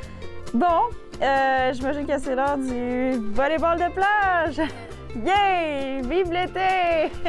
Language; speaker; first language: French; native; French